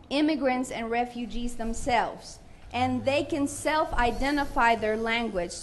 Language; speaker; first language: English; non-native, fluent; Spanish